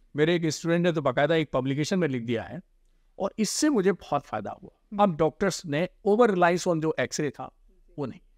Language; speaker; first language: Hindi; native; Hindi